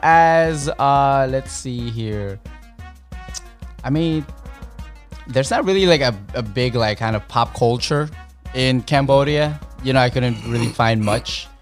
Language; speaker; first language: English; non-native, local second language; Filipino